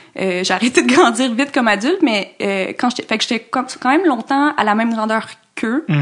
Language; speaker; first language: French; native; French